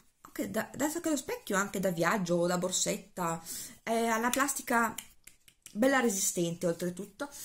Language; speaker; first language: Italian; native; Italian